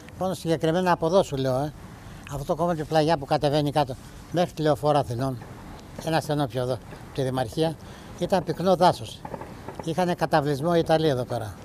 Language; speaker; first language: Greek; early bilingual, heritage; Greek